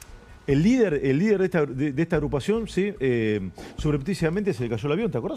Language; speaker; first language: Spanish; native; Spanish